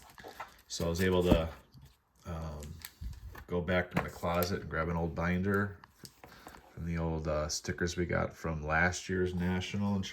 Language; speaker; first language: English; native; English